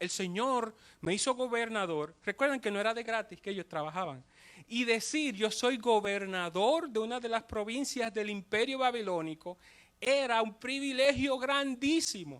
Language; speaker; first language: Spanish; native; Spanish